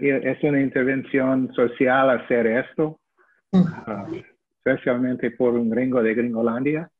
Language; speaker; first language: Spanish; non-native, fluent; English